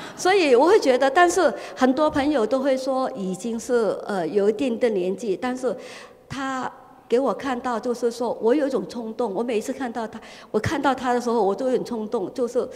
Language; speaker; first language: Chinese; non-native, fluent; Cantonese